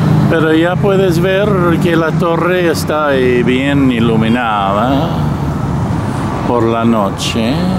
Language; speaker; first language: Spanish; non-native, fluent; English